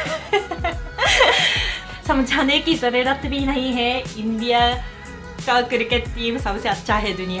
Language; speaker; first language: Hindi; non-native, fluent; Japanese